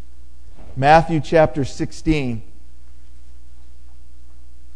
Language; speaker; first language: English; native; English